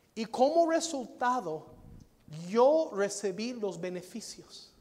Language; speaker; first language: Spanish; non-native, fluent; English